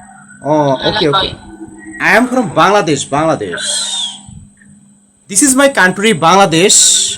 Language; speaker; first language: English; non-native, learner; Bangla